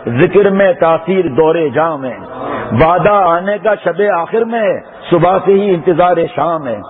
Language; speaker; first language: Urdu; non-native, local second language; Pashto